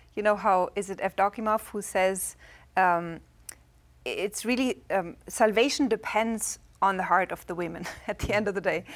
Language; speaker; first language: English; non-native, fluent; German